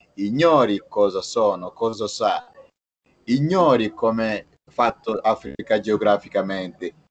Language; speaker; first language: Italian; non-native, fluent; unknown